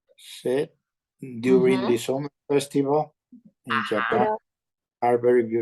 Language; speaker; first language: English; non-native, learner; Spanish